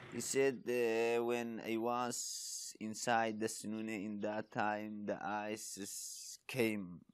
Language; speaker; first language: English; non-native, learner; Arabic